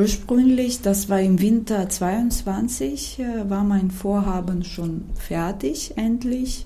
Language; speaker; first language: German; non-native, fluent; Ukrainian